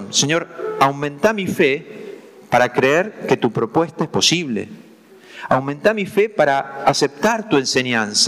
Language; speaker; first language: Spanish; native; Spanish